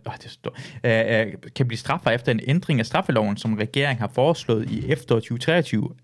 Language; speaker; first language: Danish; early bilingual, other home language; Persian